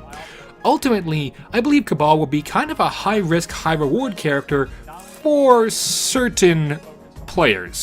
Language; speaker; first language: English; native; English